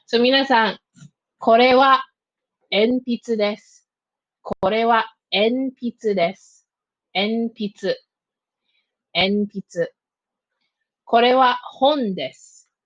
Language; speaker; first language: Japanese; non-native, fluent; English